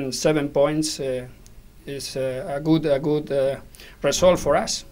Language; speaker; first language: English; non-native, learner; Spanish